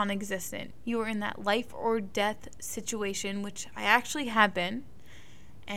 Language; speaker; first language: English; native; English